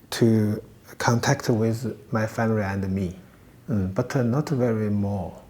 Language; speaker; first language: English; non-native, learner; Chinese